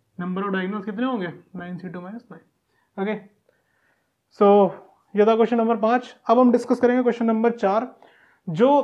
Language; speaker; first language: Hindi; native; Hindi